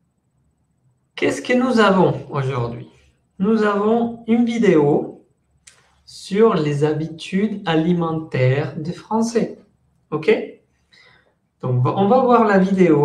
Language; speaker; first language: French; non-native, fluent; Spanish